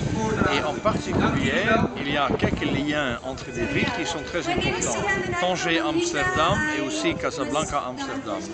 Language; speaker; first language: French; non-native, fluent; Dutch